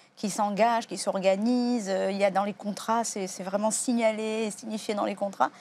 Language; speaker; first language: French; native; French